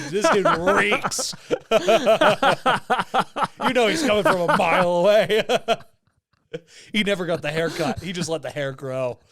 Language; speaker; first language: English; native; English